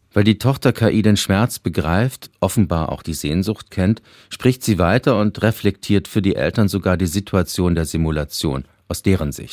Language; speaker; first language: German; native; German